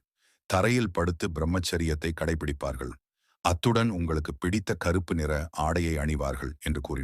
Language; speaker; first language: Tamil; native; Tamil